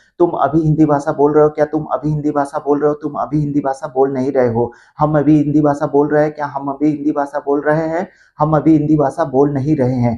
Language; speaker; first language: Hindi; non-native, local second language; Odia